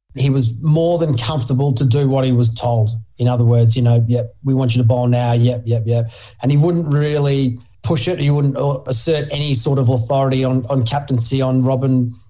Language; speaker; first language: English; native; English